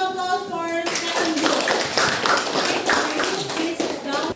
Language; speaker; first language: English; non-native, fluent; Indonesian